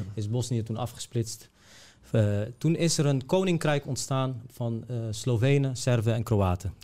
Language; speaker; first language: Dutch; early bilingual, other home language; Bosnian